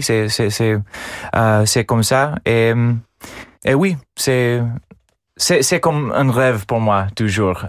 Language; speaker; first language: French; non-native, fluent; English